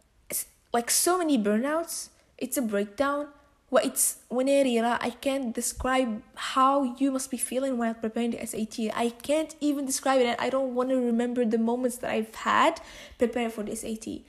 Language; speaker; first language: English; non-native, fluent; Arabic